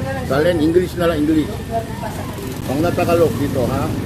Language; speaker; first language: Filipino; non-native, learner; Korean